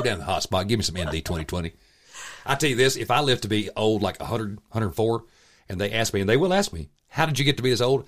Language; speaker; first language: English; native; English